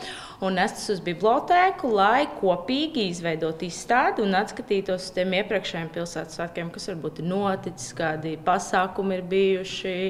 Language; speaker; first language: Latvian; native; Latvian